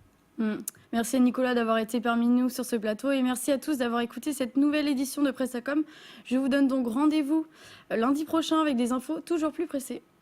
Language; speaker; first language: French; native; French